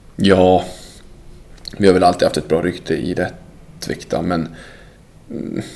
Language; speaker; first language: Swedish; early bilingual, other home language; Serbian